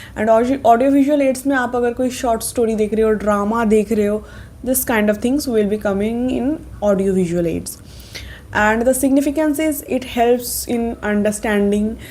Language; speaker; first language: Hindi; non-native, local second language; Bangla